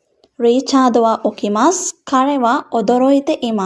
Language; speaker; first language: Japanese; non-native, fluent; Sinhala